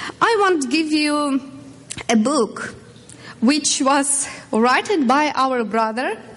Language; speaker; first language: English; non-native, learner; Russian